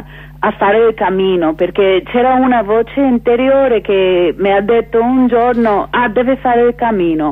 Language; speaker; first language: Italian; non-native, fluent; English